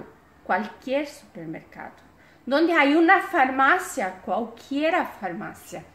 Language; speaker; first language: Spanish; non-native, fluent; Portuguese